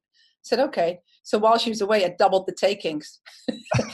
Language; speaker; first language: English; non-native, fluent; Dutch